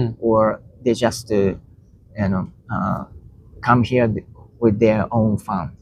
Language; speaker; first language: English; non-native, learner; Japanese